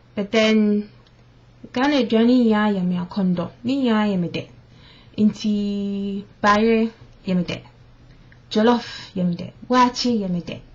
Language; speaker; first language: English; non-native, local second language; Akan